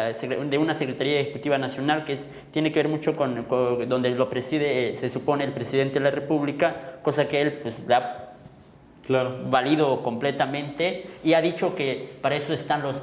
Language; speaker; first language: Spanish; native; Spanish